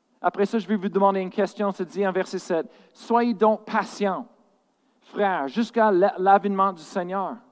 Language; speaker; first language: French; non-native, fluent; English